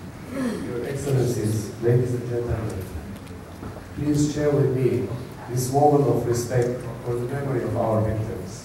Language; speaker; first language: English; non-native, fluent; Armenian